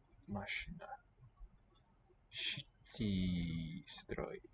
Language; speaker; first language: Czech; non-native, learner; English